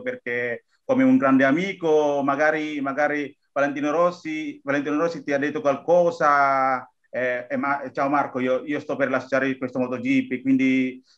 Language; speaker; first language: Italian; non-native, learner; Indonesian